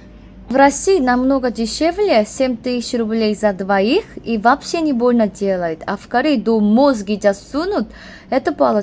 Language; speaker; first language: Russian; non-native, fluent; Korean